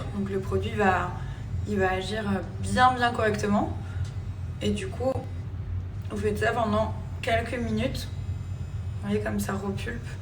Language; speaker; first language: French; native; French